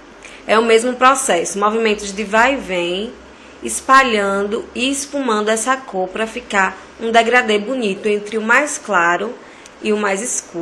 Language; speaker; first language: Portuguese; native; Portuguese